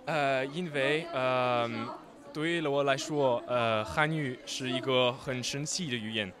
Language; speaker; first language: Chinese; non-native, learner; French